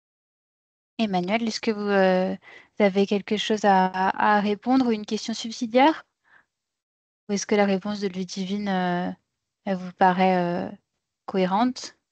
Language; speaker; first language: French; native; French